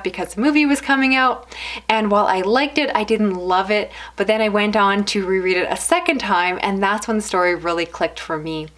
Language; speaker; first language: English; native; English